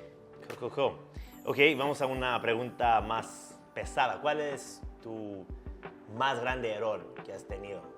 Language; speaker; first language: Spanish; non-native, learner; English